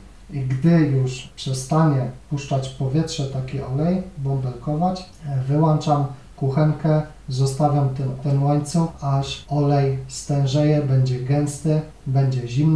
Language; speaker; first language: Polish; native; Polish